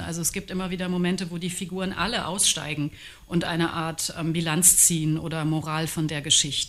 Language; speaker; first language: German; native; German